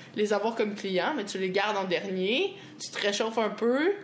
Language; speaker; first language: French; native; French